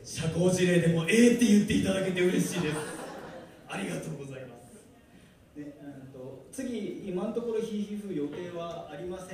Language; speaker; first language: Japanese; native; Japanese